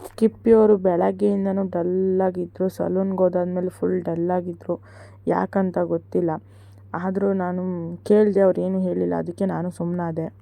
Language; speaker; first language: Kannada; native; Kannada